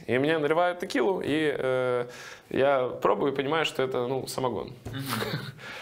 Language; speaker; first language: Russian; native; Russian